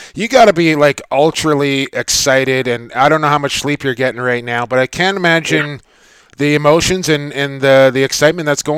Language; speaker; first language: English; native; English